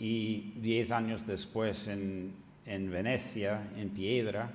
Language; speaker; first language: Spanish; non-native, fluent; English